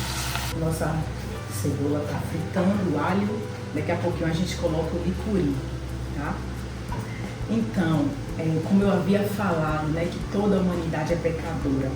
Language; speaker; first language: Portuguese; native; Portuguese